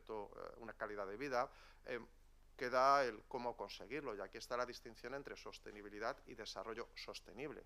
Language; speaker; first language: Spanish; native; Spanish